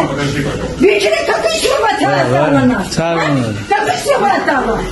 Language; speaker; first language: Russian; non-native, learner; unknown